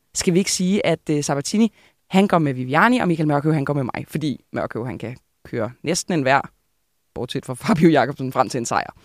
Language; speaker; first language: Danish; native; Danish